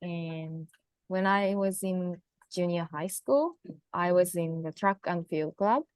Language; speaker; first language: English; non-native, fluent; Japanese